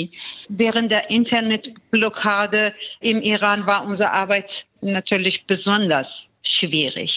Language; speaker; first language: German; non-native, fluent; Persian